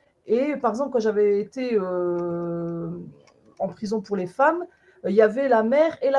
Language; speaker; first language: French; native; French